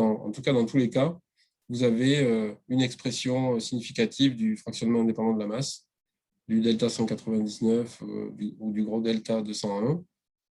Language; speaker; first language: French; native; French